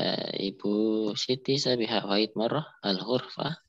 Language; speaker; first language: Indonesian; native; Indonesian